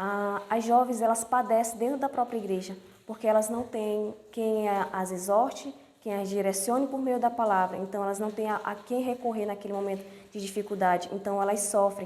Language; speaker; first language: Portuguese; native; Portuguese